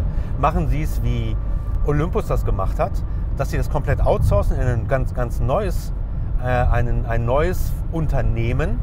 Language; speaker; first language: German; native; German